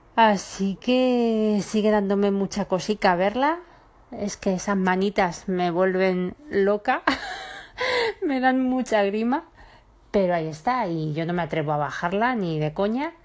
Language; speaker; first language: Spanish; native; Spanish